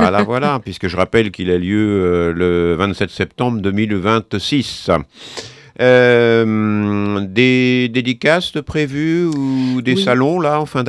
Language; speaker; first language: French; native; French